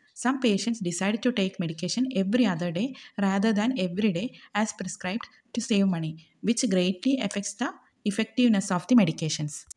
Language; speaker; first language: English; non-native, local second language; Malayalam